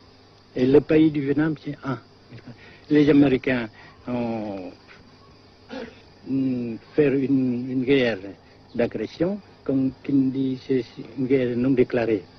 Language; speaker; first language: French; non-native, fluent; Vietnamese